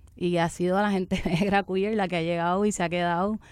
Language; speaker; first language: Spanish; native; Spanish